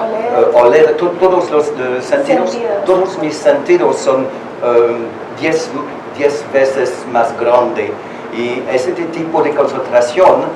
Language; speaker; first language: Spanish; non-native, learner; French